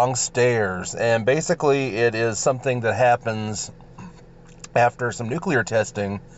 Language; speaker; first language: English; native; English